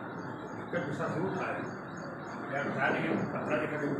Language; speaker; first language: Hindi; native; Hindi